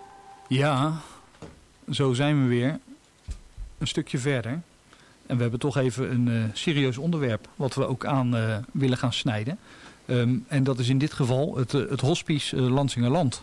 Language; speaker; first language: Dutch; native; Dutch